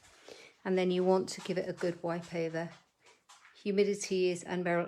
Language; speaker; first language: English; native; English